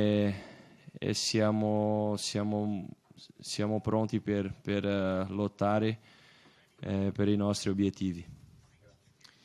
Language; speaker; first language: Italian; non-native, fluent; Portuguese